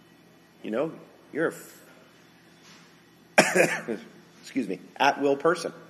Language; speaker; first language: English; native; English